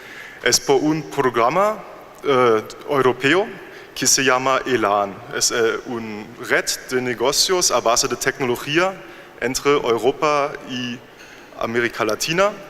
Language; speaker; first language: Spanish; non-native, learner; German